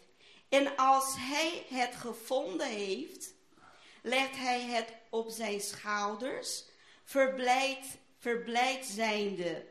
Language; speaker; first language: Dutch; non-native, fluent; Portuguese